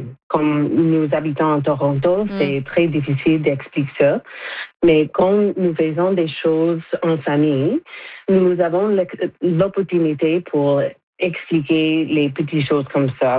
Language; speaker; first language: French; non-native, fluent; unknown